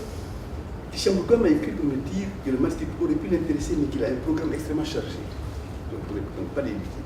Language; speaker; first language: French; non-native, local second language; Fula